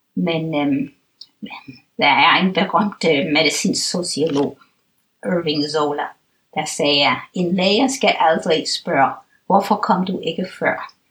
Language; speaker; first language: Danish; non-native, fluent; English